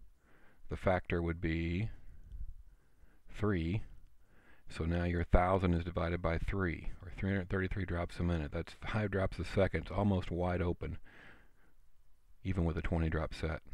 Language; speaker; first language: English; native; English